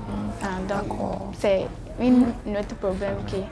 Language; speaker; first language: French; non-native, learner; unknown